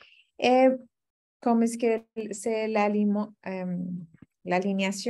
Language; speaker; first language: French; non-native, fluent; Spanish